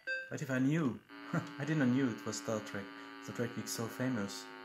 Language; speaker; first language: English; non-native, learner; French